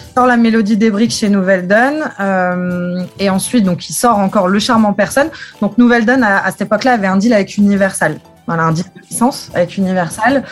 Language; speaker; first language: French; native; French